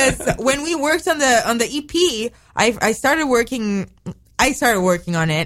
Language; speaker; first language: English; non-native, fluent; Hebrew